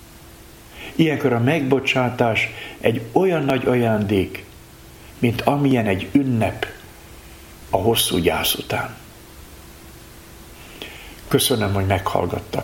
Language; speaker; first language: Hungarian; native; Hungarian